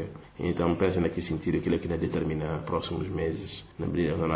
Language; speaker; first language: Portuguese; non-native, local second language; Upper Guinea Crioulo